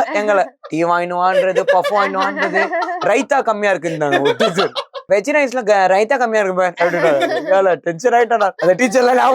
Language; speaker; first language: Tamil; native; Tamil